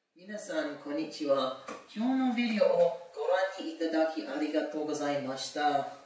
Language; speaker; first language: Japanese; non-native, learner; English